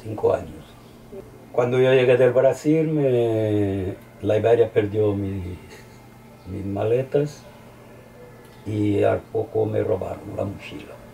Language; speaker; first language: Spanish; early bilingual, heritage; Spanish